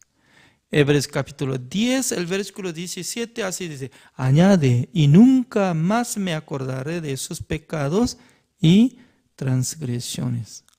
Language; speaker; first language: Spanish; non-native, fluent; Korean